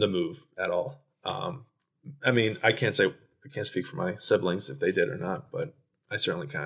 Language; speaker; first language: English; native; English